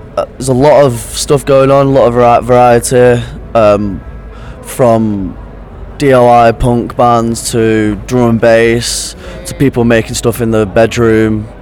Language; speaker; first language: English; native; English